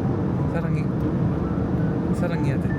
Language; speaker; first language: Korean; native; Korean